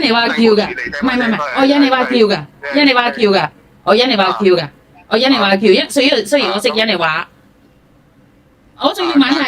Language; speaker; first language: Cantonese; non-native, fluent; Indonesian